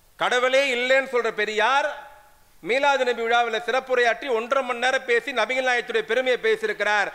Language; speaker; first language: Tamil; non-native, local second language; Urdu